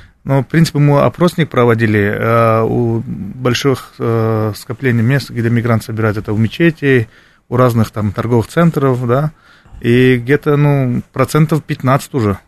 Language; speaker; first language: Russian; non-native, fluent; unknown